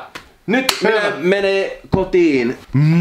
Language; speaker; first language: Finnish; non-native, learner; English